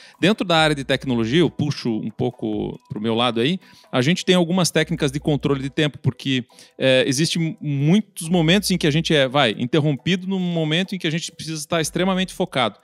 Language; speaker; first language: Portuguese; native; Portuguese